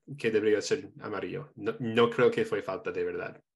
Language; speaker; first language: Spanish; non-native, fluent; English